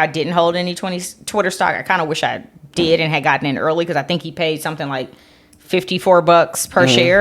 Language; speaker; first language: English; native; English